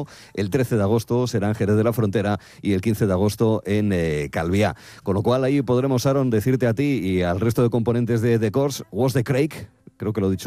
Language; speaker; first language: Spanish; native; Spanish